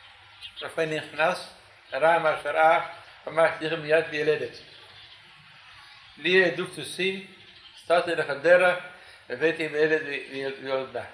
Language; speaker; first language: Hebrew; non-native, fluent; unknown